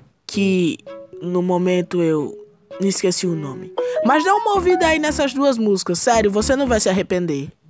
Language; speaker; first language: Portuguese; native; Portuguese